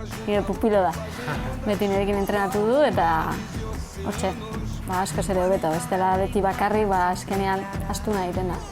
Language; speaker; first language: Basque; non-native, learner; Spanish